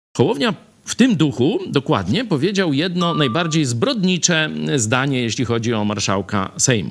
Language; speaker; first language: Polish; native; Polish